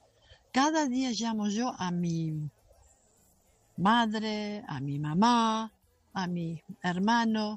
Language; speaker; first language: Spanish; non-native, local second language; German